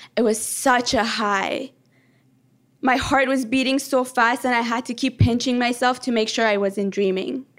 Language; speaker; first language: English; early bilingual, other home language; Persian